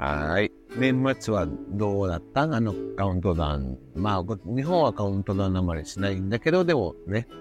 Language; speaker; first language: Japanese; non-native, learner; Spanish